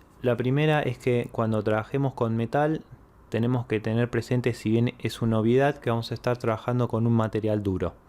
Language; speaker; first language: Spanish; native; Spanish